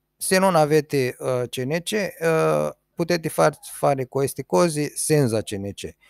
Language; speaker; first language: Italian; non-native, learner; Romanian